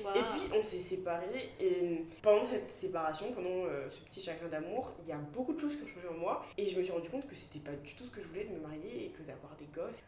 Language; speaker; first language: French; native; French